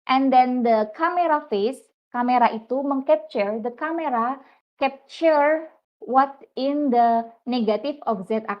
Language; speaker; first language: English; non-native, fluent; Indonesian